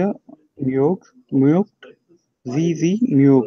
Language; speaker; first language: German; non-native, learner; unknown